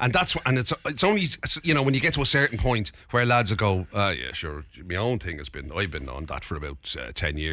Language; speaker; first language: English; native; English